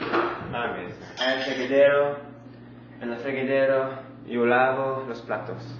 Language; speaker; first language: Spanish; non-native, learner; English